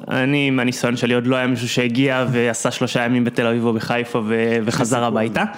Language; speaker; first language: Hebrew; native; Hebrew